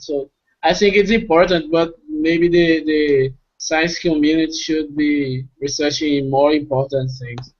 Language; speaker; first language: English; non-native, fluent; Portuguese